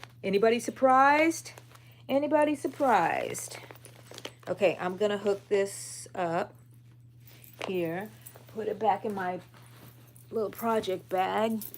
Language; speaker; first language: English; native; English